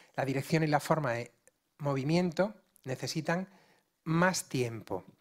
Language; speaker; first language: Spanish; non-native, local second language; Galician